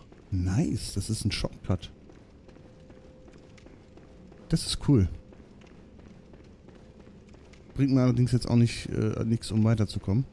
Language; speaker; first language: German; native; German